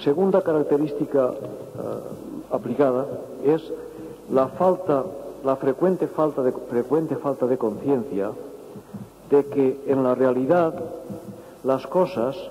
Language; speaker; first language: Spanish; native; Spanish